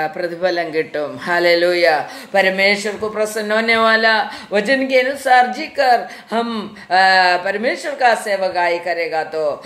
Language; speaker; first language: Hindi; non-native, local second language; Malayalam